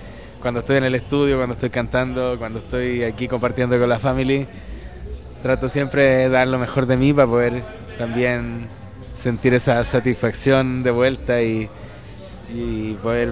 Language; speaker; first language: Spanish; native; Spanish